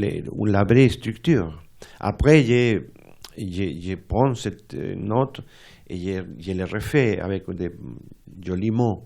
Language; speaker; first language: French; non-native, fluent; Spanish